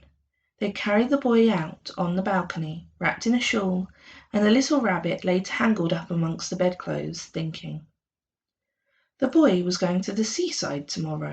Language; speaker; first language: English; native; English